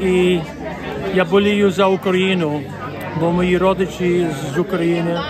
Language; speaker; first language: Ukrainian; early bilingual, heritage; Ukrainian